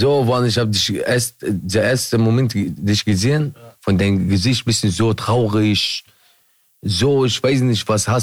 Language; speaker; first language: German; non-native, learner; Arabic